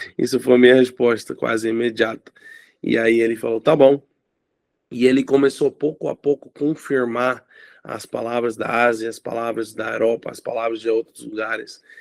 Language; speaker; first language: Portuguese; non-native, fluent; English